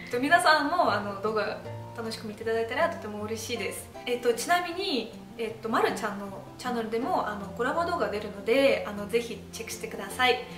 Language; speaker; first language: Japanese; non-native, fluent; Russian